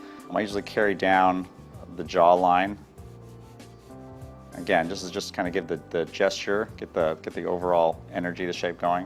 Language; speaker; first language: English; native; English